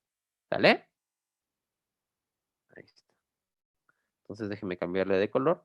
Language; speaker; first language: Spanish; native; Spanish